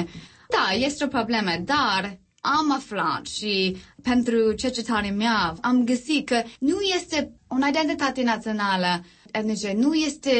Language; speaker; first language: Romanian; non-native, learner; English